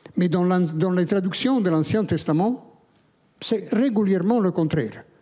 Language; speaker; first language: French; non-native, fluent; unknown